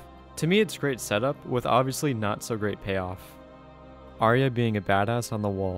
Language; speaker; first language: English; native; English